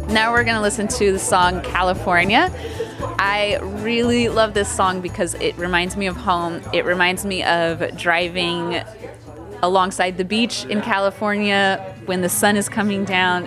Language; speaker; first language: English; native; English